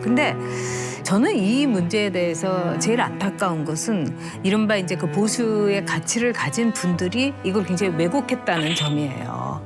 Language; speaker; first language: Korean; native; Korean